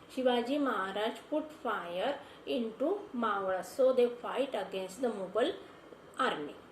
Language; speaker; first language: English; non-native, local second language; Marathi